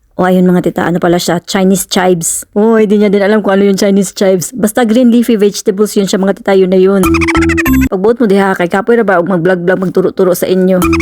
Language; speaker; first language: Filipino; non-native, local second language; Cebuano